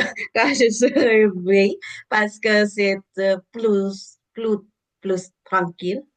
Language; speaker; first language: French; non-native, learner; English